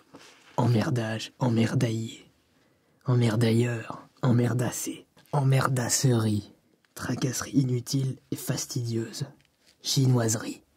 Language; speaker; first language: French; native; French